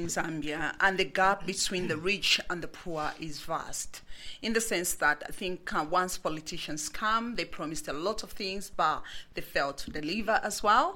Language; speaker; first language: English; non-native, local second language; Bemba